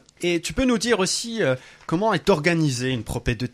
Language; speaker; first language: French; native; French